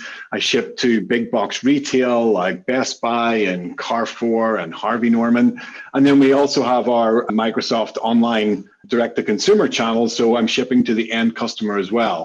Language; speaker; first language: English; native; English